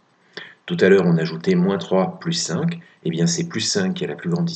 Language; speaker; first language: French; native; French